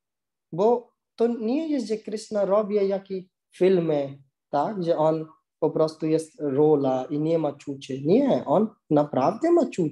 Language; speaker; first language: Polish; non-native, learner; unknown